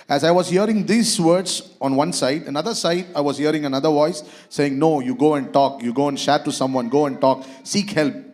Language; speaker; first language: English; non-native, local second language; Tamil